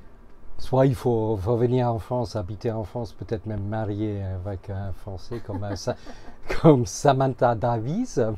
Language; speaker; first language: French; non-native, fluent; English